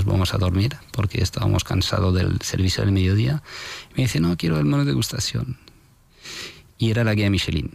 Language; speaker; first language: Spanish; non-native, fluent; French